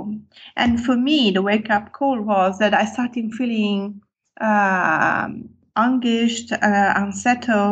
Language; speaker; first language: English; non-native, fluent; Italian